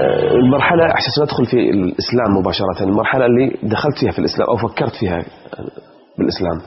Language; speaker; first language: Arabic; native; Arabic